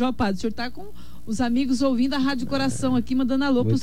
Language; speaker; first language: Portuguese; native; Portuguese